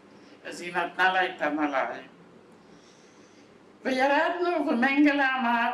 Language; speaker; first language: Hebrew; non-native, fluent; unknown